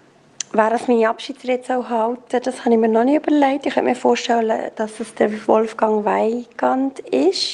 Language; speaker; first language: German; native; German